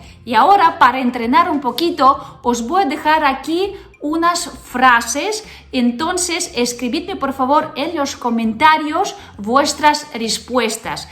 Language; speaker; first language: Spanish; non-native, fluent; Russian